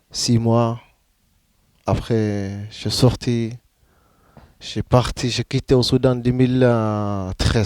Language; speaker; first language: French; non-native, learner; Arabic